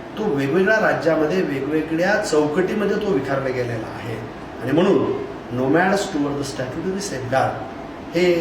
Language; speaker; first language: Marathi; non-native, local second language; Lambadi